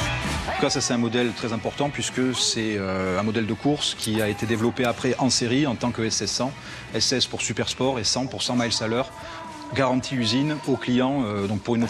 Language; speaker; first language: French; native; French